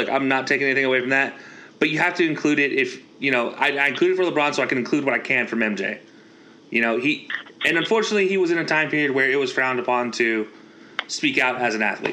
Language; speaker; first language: English; native; English